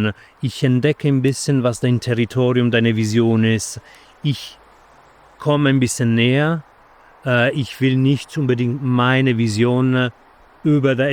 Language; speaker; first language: German; non-native, fluent; Italian